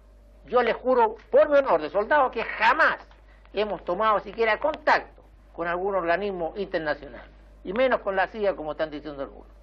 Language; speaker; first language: Spanish; native; Spanish